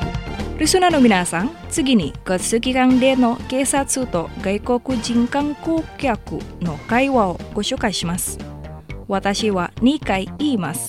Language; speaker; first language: Japanese; non-native, fluent; Indonesian